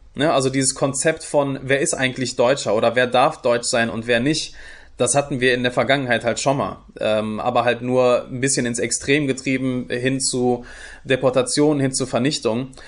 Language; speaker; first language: German; early bilingual, other home language; Turkish